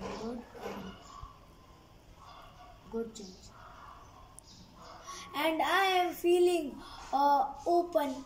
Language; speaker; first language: English; non-native, learner; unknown